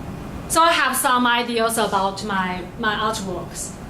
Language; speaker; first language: English; non-native, learner; Chinese